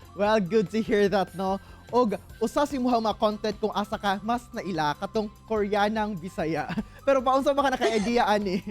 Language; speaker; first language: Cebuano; native; Cebuano